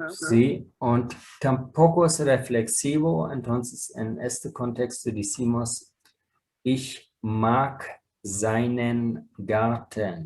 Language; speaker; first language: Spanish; non-native, fluent; German